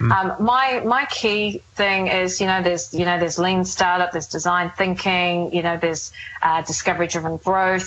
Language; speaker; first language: English; native; English